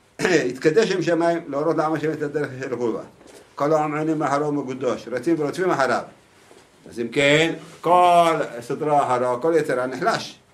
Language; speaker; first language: Hebrew; native; Hebrew